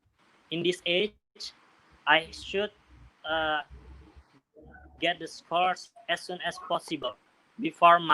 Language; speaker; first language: English; non-native, learner; Indonesian